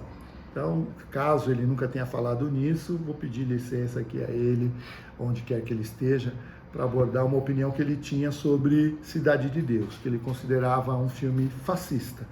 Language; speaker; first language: Portuguese; native; Portuguese